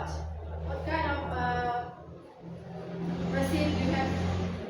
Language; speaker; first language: English; non-native, learner; Indonesian